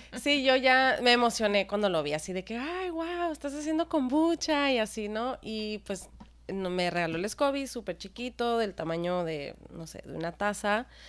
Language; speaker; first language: Spanish; native; Spanish